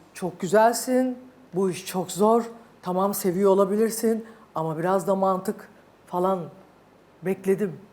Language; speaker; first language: Turkish; native; Turkish